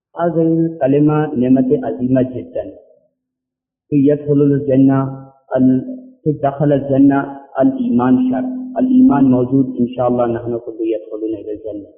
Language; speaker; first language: Arabic; non-native, learner; Urdu